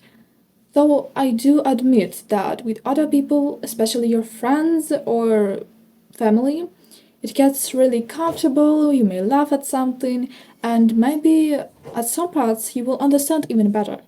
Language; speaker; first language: English; non-native, fluent; Ukrainian